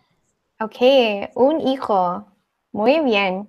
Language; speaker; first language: Spanish; non-native, fluent; English